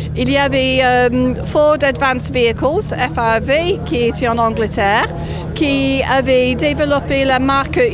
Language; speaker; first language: French; non-native, fluent; English